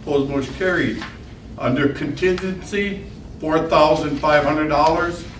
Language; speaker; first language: English; native; English